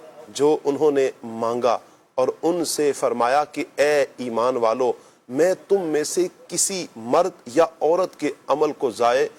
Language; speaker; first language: Urdu; native; Urdu